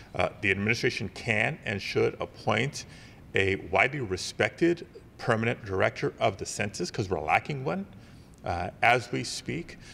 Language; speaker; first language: English; early bilingual, other home language; Spanish